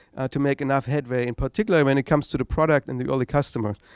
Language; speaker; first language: English; non-native, fluent; German